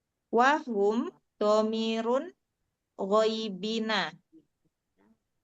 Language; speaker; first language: Arabic; non-native, learner; Indonesian